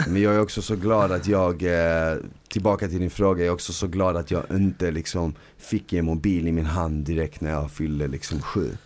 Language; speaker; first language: Swedish; native; Swedish